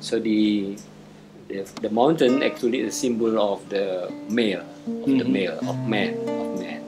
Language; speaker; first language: English; non-native, fluent; Indonesian